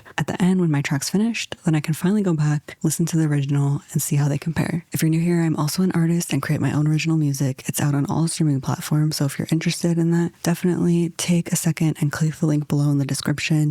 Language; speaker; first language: English; native; English